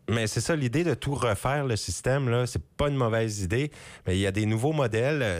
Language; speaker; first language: French; native; French